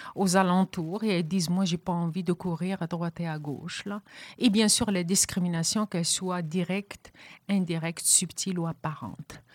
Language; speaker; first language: French; non-native, local second language; Arabic